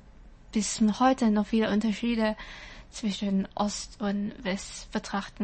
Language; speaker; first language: German; non-native, learner; Chinese